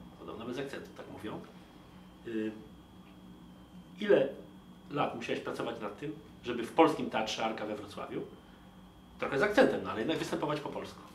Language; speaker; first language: Polish; native; Polish